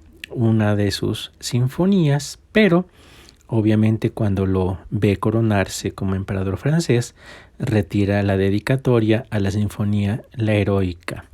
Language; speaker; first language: Spanish; native; Spanish